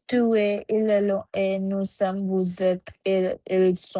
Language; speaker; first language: French; non-native, learner; Punjabi